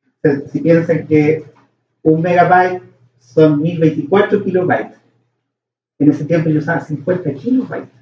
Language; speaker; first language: Spanish; native; Spanish